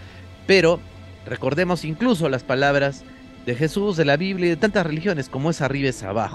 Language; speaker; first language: Spanish; native; Spanish